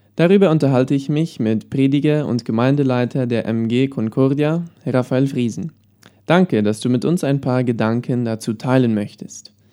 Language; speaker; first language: German; early bilingual, heritage; Plautdietsch